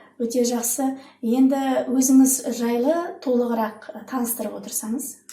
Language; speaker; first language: Kazakh; native; Kazakh